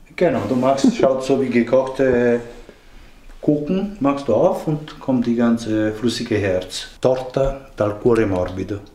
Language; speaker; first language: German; non-native, fluent; Italian